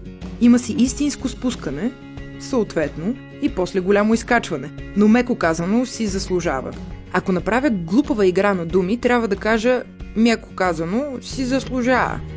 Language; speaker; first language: Bulgarian; native; Bulgarian